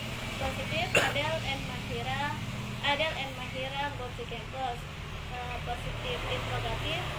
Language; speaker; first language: English; non-native, learner; Indonesian